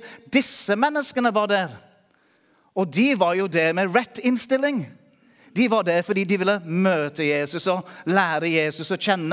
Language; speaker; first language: Norwegian; non-native, fluent; English